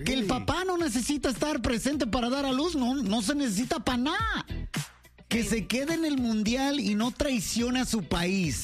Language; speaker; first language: Spanish; early bilingual, other home language; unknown